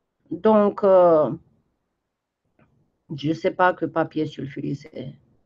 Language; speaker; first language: French; early bilingual, heritage; French